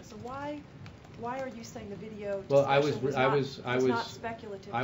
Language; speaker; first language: English; native; English